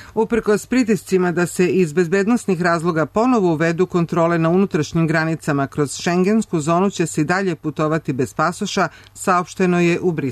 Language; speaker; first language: Serbian; native; Serbian